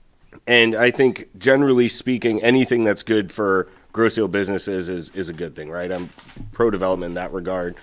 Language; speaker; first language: English; native; English